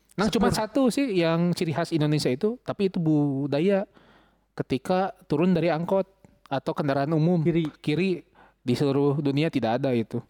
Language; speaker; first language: Indonesian; non-native, local second language; Sundanese